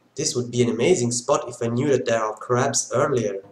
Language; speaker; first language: English; non-native, fluent; Swiss German